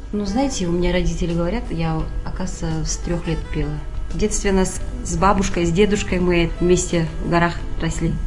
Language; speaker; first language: Russian; non-native, local second language; Kazakh